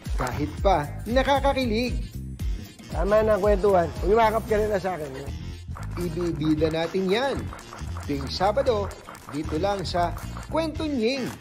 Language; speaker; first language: Filipino; native; Filipino